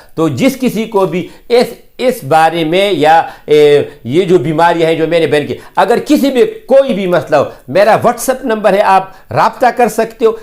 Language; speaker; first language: Urdu; non-native, local second language; Pashto